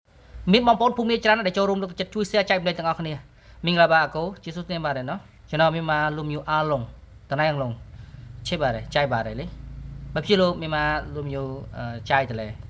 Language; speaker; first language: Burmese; non-native, learner; Khmer